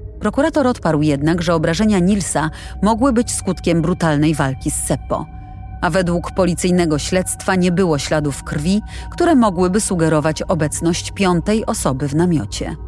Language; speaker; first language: Polish; native; Polish